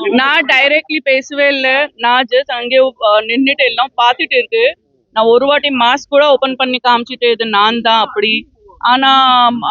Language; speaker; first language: Tamil; non-native, learner; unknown